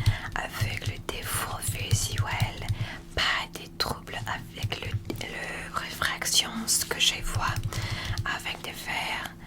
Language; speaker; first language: French; non-native, learner; English